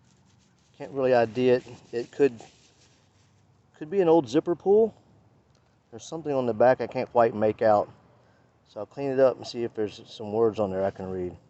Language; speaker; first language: English; native; English